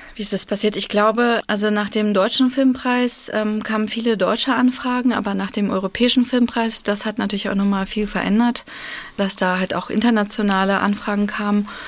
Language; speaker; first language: German; early bilingual, other home language; Russian